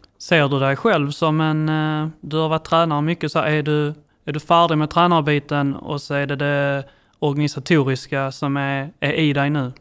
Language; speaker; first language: Swedish; native; Swedish